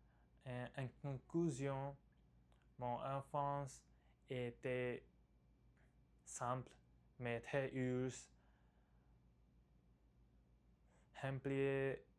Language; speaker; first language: French; non-native, learner; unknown